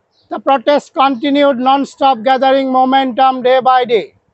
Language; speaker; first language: English; non-native, local second language; Bangla